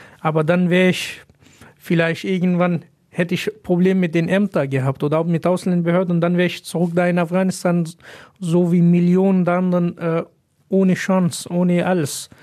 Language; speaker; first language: German; non-native, fluent; Pashto